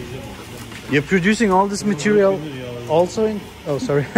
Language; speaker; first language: English; non-native, fluent; German